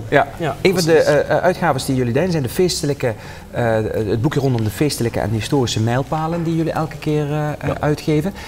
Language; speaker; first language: Dutch; native; Dutch